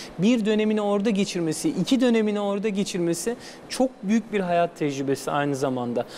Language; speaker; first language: Turkish; native; Turkish